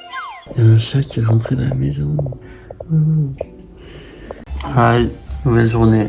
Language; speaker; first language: French; native; French